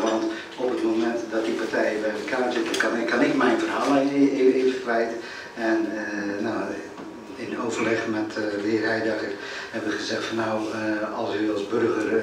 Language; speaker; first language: Dutch; native; Dutch